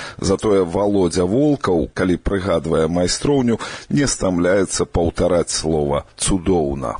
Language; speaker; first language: Belarusian; native; Belarusian